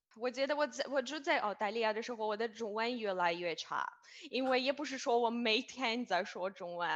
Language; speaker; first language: Chinese; non-native, fluent; Russian